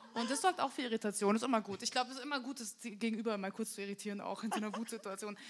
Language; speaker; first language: German; native; German